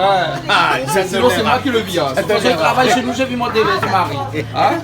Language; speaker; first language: French; native; French